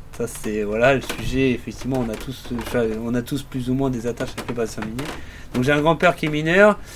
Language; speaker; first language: French; native; French